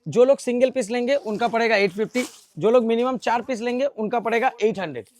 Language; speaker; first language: Hindi; non-native, local second language; Bangla